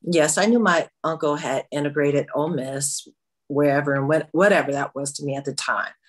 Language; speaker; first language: English; native; English